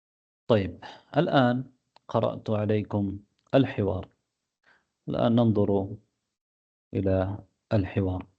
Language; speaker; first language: Arabic; non-native, fluent; Tamil